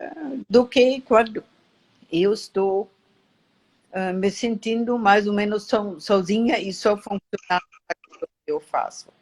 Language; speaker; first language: Portuguese; non-native, learner; German